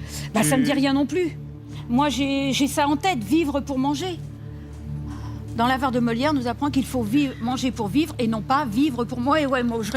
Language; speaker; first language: French; native; French